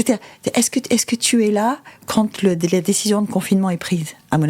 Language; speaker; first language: French; native; French